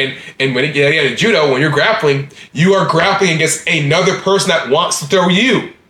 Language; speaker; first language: English; native; English